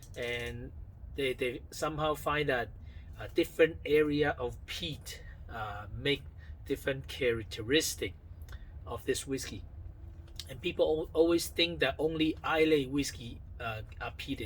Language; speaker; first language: English; non-native, fluent; Chinese